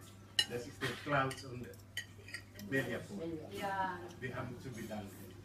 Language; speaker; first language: German; non-native, learner; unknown